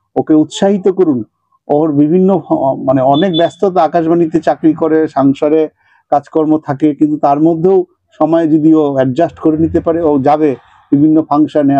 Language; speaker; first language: Bangla; native; Bangla